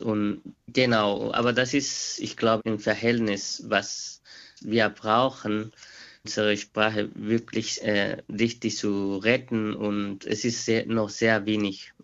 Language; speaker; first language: German; non-native, fluent; Quechua